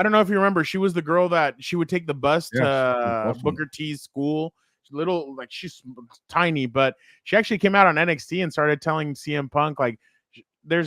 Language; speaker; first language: English; native; English